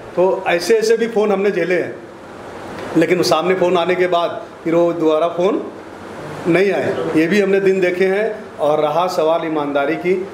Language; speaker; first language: Hindi; native; Hindi